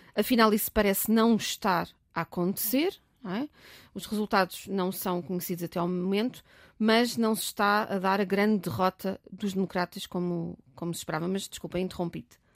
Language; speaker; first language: Portuguese; native; Portuguese